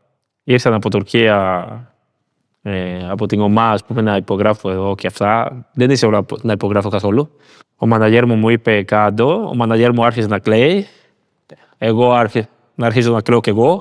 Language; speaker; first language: Greek; non-native, learner; Spanish